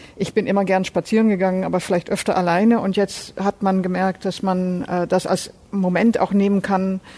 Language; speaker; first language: German; native; German